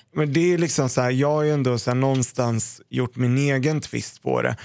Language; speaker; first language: Swedish; early bilingual, other home language; Arabic